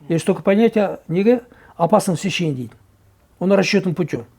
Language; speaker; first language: Russian; non-native, local second language; Kazakh